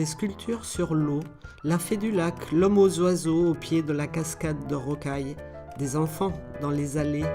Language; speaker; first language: French; native; French